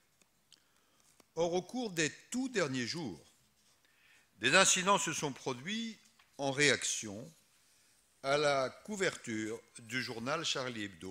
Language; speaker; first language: French; native; French